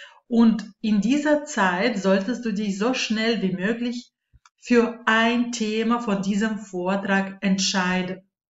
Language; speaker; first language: German; non-native, fluent; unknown